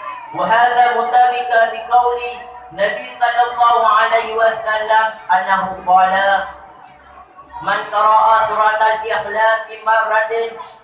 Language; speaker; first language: Arabic; non-native, learner; Achinese